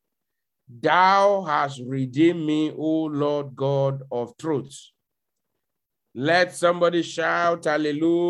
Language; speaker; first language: English; non-native, local second language; Yoruba